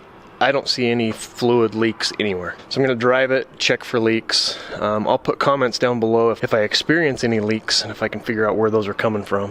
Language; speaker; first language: English; native; English